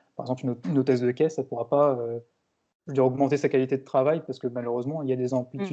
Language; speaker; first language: French; native; French